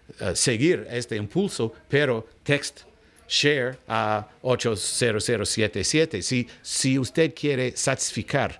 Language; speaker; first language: Spanish; non-native, learner; English